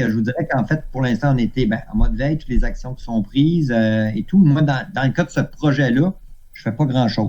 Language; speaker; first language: French; native; French